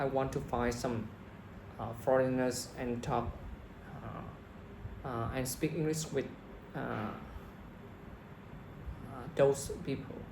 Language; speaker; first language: English; non-native, learner; Vietnamese